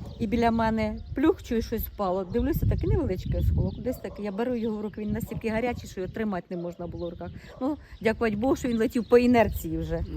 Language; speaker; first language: Ukrainian; native; Ukrainian